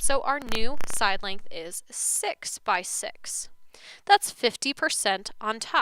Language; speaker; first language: English; native; English